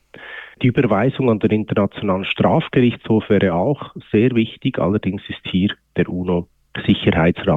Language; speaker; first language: German; native; German